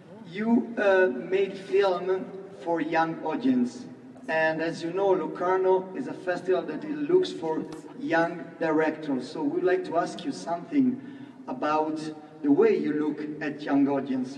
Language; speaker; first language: English; non-native, fluent; Italian